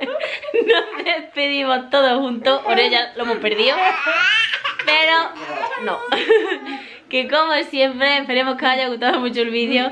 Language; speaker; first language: Spanish; native; Spanish